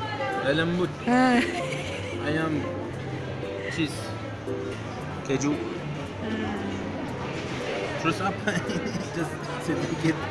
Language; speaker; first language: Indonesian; non-native, learner; Turkish